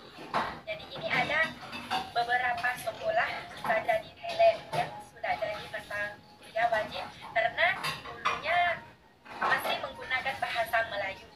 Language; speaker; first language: Indonesian; non-native, fluent; Thai